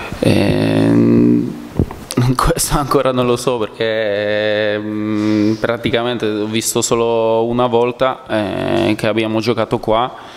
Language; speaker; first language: Italian; non-native, fluent; Polish